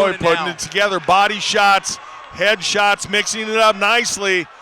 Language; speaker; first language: English; native; English